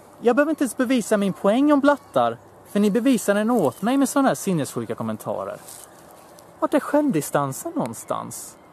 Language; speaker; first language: Swedish; early bilingual, other home language; Bosnian